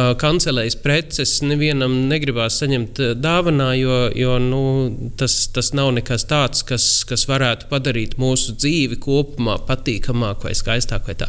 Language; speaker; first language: Latvian; native; Latvian